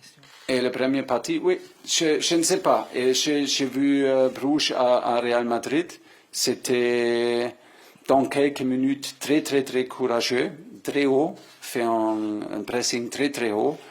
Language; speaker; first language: French; non-native, fluent; German